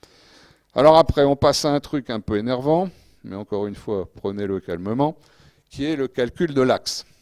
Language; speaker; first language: French; native; French